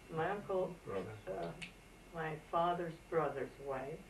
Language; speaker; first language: English; early bilingual, other home language; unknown